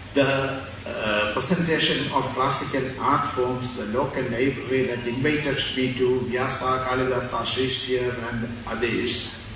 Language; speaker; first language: English; non-native, local second language; Malayalam